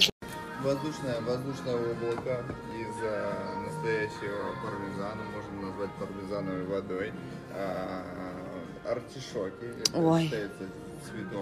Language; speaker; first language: Russian; native; Russian